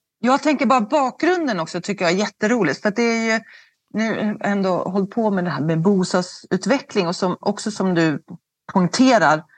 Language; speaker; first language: Swedish; native; Swedish